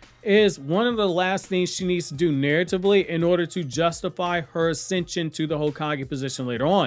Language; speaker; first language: English; native; English